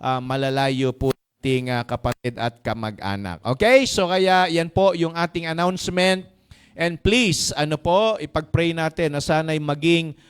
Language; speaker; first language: Filipino; native; Filipino